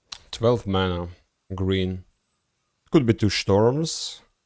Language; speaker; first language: English; non-native, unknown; Ukrainian